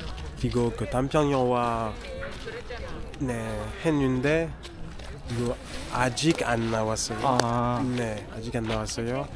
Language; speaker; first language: Korean; non-native, learner; French